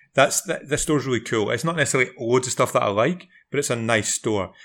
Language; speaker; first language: English; native; English